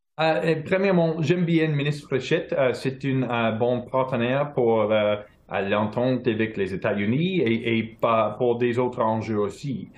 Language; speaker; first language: French; non-native, local second language; English